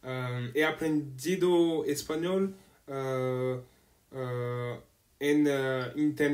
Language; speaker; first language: Spanish; non-native, learner; French